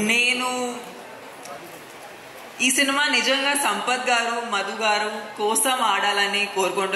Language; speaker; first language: Telugu; non-native, fluent; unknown